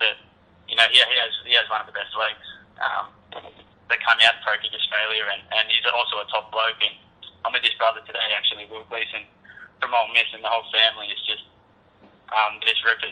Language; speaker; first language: English; native; English